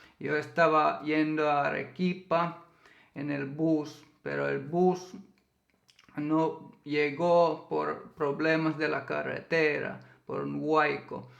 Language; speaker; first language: Spanish; non-native, fluent; Finnish